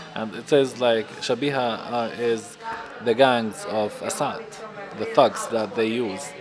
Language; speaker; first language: English; non-native, fluent; Arabic